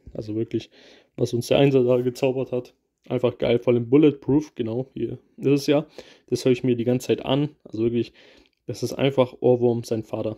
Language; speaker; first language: German; early bilingual, other home language; Kurdish